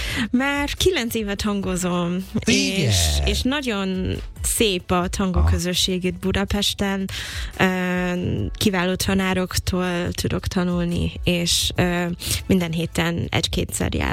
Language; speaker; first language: Hungarian; non-native, fluent; English